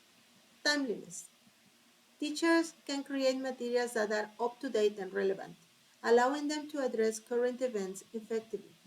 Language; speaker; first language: English; non-native, fluent; Spanish